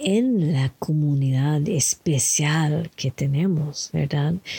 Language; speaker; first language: Spanish; non-native, learner; English